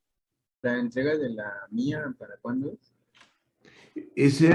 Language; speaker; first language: Spanish; native; Spanish